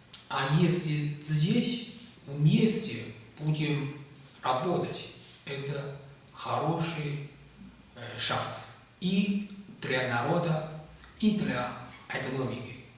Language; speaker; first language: Russian; non-native, learner; Chinese